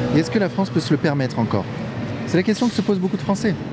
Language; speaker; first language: French; native; French